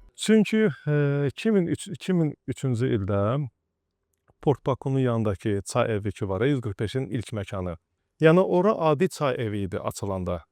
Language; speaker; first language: Azerbaijani; early bilingual, other home language; Russian